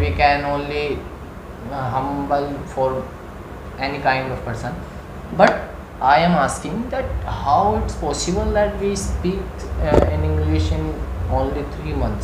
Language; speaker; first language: English; non-native, learner; Hindi